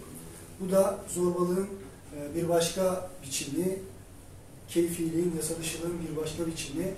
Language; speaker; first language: Turkish; native; Turkish